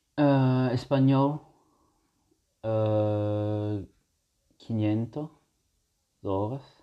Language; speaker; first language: Portuguese; non-native, fluent; Italian